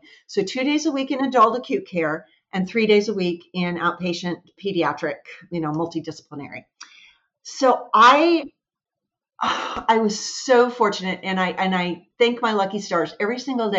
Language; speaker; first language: English; native; English